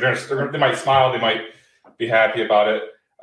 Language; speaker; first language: English; native; English